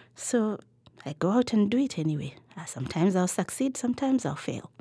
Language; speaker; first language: English; non-native, local second language; Kikuyu